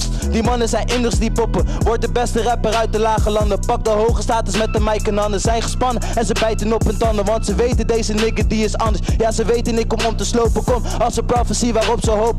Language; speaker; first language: Dutch; native; Dutch